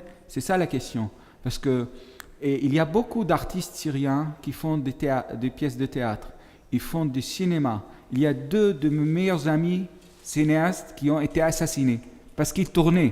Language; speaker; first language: French; non-native, fluent; Arabic